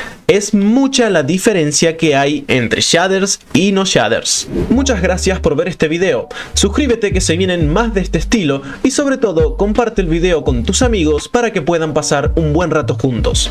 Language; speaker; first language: Spanish; native; Spanish